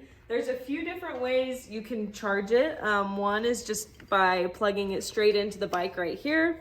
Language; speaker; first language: English; native; English